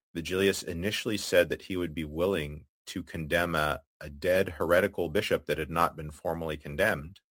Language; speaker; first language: English; native; English